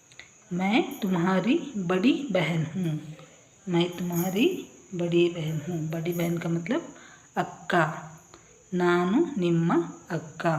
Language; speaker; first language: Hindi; non-native, local second language; Kannada